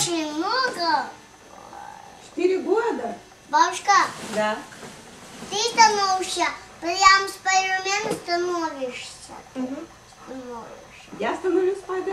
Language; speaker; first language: Russian; early bilingual, heritage; Russian